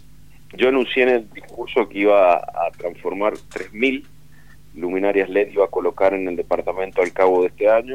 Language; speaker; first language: Spanish; native; Spanish